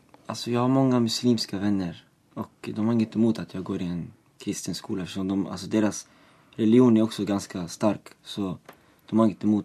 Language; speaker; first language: Swedish; early bilingual, other home language; Arabic